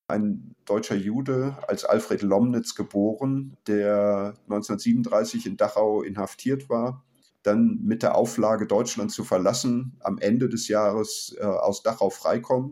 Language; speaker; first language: German; native; German